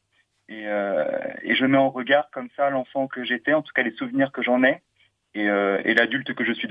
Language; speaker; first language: French; native; French